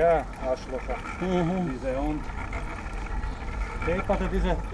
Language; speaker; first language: German; non-native, learner; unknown